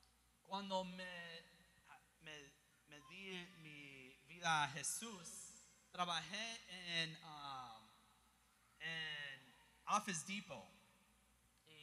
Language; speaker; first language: Spanish; early bilingual, heritage; English